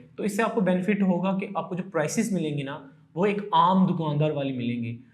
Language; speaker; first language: Urdu; non-native, local second language; Punjabi